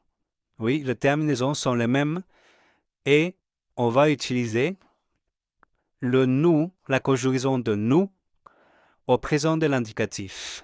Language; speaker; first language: French; non-native, fluent; Spanish